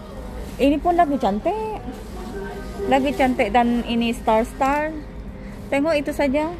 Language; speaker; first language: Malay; non-native, learner; Filipino